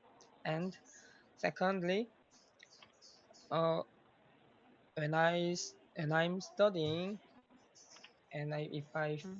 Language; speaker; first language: English; non-native, learner; Korean